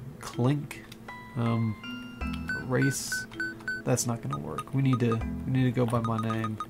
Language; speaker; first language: English; native; English